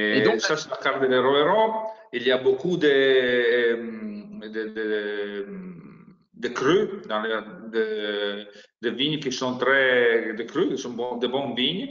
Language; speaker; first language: French; non-native, learner; Italian